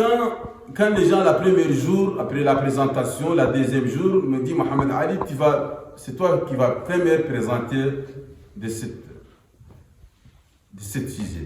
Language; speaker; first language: French; non-native, local second language; Arabic